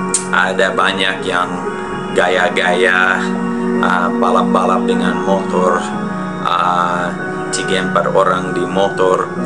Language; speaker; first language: Indonesian; non-native, fluent; English